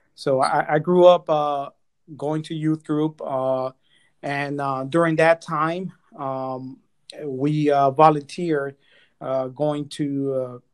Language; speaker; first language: English; early bilingual, other home language; Spanish